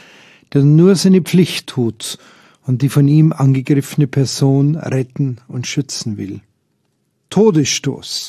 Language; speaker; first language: German; native; German